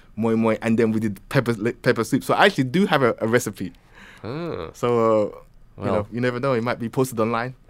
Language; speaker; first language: English; native; English